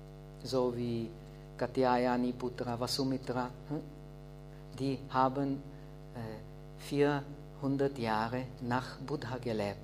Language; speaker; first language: German; non-native, fluent; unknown